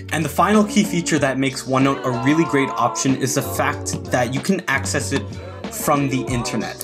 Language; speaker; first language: English; native; English